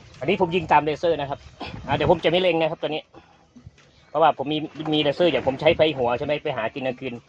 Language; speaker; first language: Thai; native; Thai